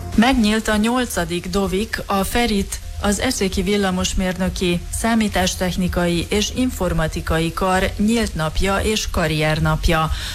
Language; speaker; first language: Hungarian; native; Hungarian